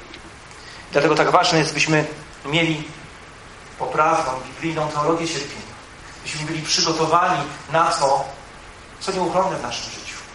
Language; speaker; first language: Polish; native; Polish